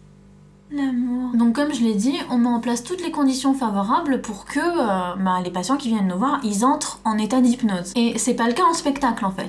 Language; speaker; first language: French; native; French